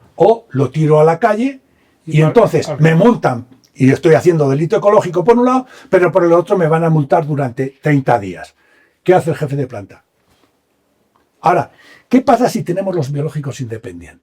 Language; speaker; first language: Spanish; native; Spanish